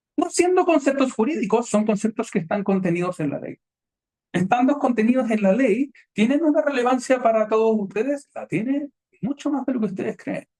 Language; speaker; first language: Spanish; native; Spanish